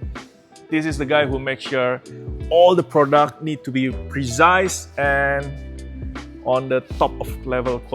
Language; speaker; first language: English; non-native, fluent; Indonesian